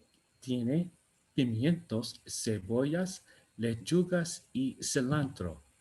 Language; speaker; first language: Spanish; non-native, learner; English